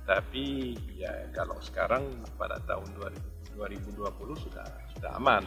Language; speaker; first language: Indonesian; non-native, fluent; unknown